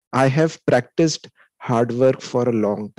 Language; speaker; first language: English; non-native, local second language; Hindi